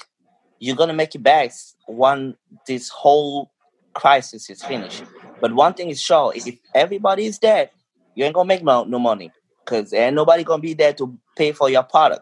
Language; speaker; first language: English; non-native, local second language; French